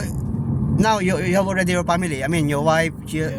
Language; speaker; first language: English; non-native, local second language; Filipino